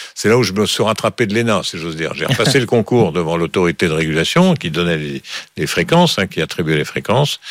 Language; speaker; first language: French; native; French